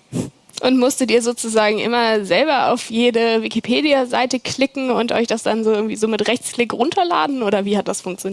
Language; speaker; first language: German; native; German